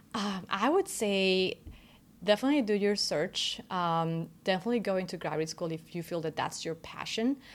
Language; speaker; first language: English; non-native, fluent; Spanish